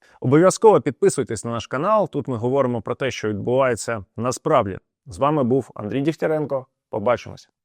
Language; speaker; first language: Ukrainian; native; Ukrainian